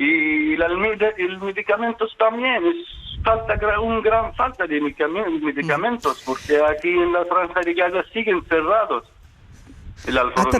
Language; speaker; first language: Spanish; non-native, fluent; Arabic